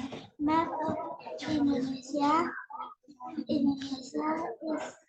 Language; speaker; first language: English; non-native, learner; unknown